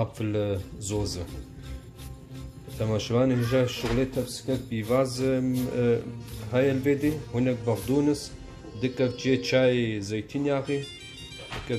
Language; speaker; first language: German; non-native, fluent; Kurdish